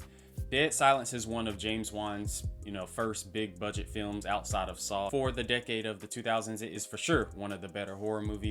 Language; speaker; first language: English; native; English